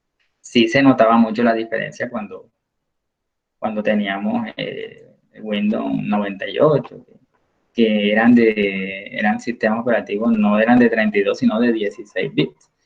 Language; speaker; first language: Spanish; native; Spanish